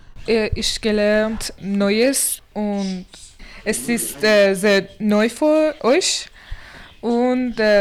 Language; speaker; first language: German; non-native, learner; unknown